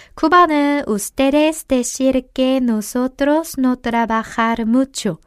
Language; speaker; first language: Spanish; non-native, fluent; Korean